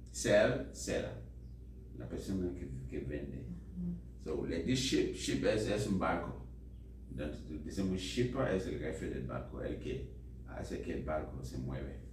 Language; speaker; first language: Spanish; non-native, fluent; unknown